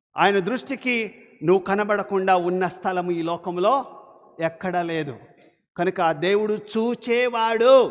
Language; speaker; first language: Telugu; non-native, local second language; Lambadi